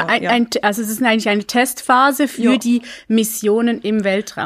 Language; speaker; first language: German; native; German